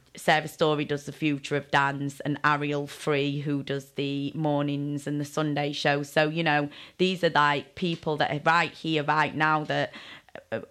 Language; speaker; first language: English; native; English